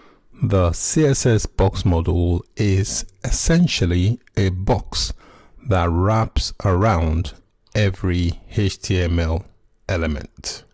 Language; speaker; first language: English; native; English